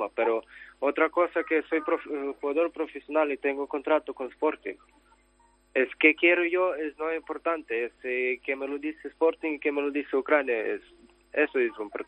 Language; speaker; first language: Spanish; non-native, learner; Ukrainian